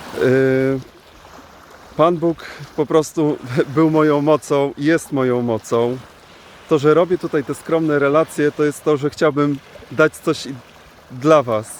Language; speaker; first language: Polish; native; Polish